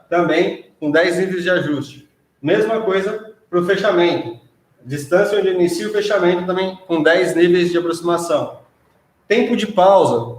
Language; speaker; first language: Portuguese; native; Portuguese